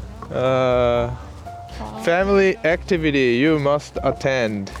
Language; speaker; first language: English; non-native, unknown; Korean